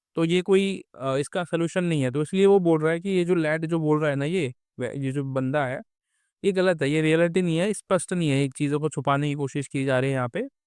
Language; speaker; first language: Hindi; native; Hindi